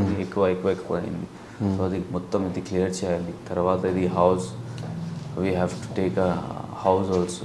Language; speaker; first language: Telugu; non-native, learner; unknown